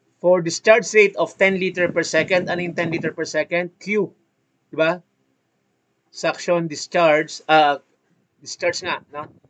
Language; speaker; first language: Filipino; native; Filipino